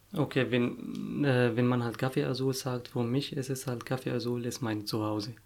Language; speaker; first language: German; non-native, fluent; Arabic